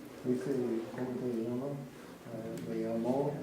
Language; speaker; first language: Spanish; non-native, learner; English